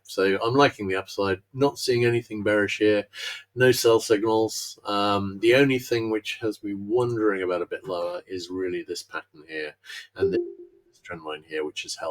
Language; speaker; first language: English; native; English